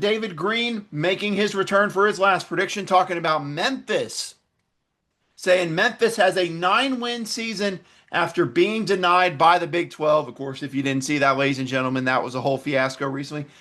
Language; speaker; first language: English; native; English